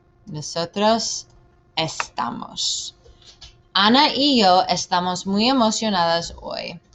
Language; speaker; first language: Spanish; non-native, fluent; English